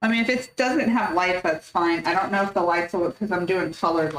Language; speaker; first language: English; native; English